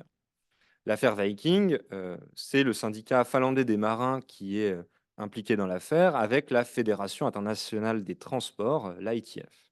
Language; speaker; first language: French; native; French